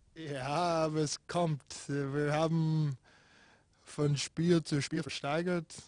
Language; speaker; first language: German; non-native, fluent; English